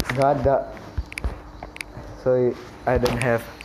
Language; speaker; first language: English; non-native, learner; Indonesian